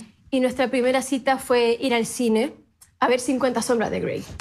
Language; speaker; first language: Spanish; native; Spanish